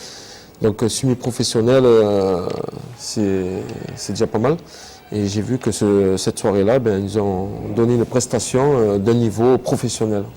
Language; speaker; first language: French; native; French